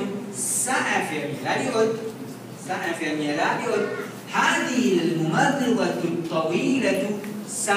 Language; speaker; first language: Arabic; non-native, fluent; Morisyen